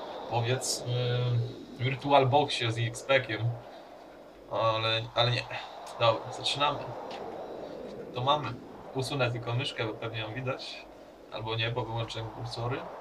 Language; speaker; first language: Polish; native; Polish